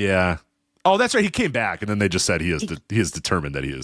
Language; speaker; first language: English; native; English